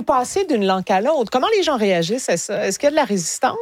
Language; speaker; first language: French; native; French